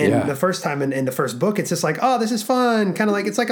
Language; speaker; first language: English; native; English